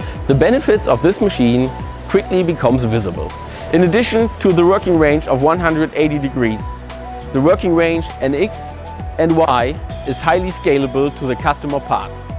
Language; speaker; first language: English; non-native, fluent; German